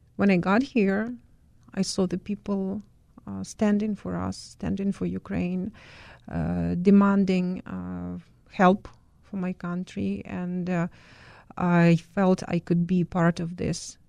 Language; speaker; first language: English; non-native, fluent; Ukrainian